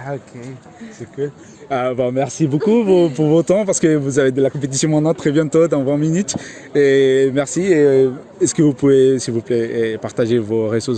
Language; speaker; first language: French; non-native, learner; Spanish